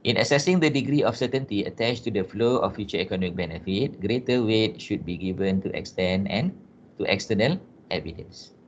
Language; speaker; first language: English; non-native, local second language; Malay